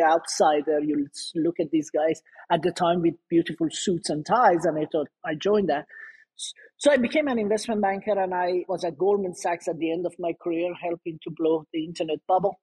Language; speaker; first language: English; non-native, fluent; Persian